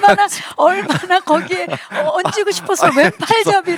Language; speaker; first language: Korean; native; Korean